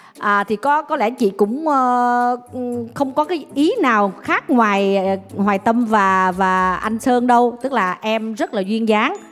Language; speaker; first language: Vietnamese; native; Vietnamese